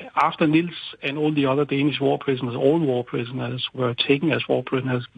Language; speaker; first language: English; non-native, fluent; Danish